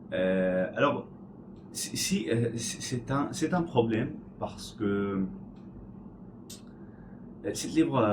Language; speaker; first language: French; non-native, learner; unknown